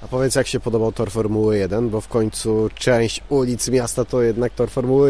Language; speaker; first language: Polish; native; Polish